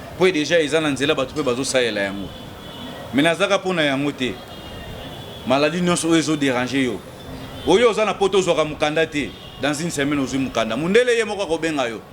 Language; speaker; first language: Lingala; non-native, local second language; Kongo